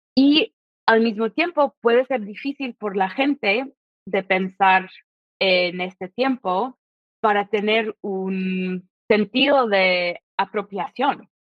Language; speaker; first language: Spanish; non-native, fluent; English